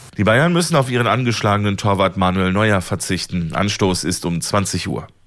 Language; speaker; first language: German; native; German